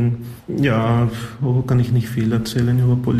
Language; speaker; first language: German; non-native, learner; Spanish